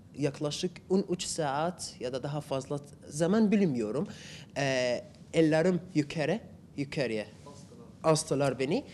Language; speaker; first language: Turkish; non-native, learner; Arabic